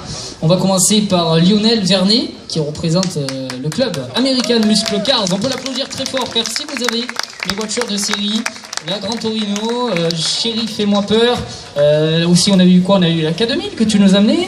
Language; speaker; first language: French; native; French